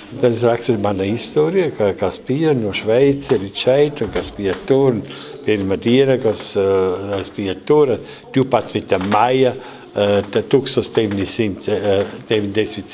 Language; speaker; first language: Latvian; non-native, learner; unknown